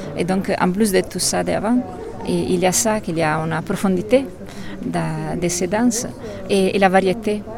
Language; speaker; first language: French; non-native, fluent; Italian